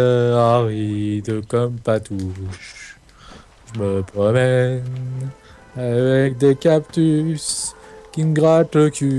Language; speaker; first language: French; native; French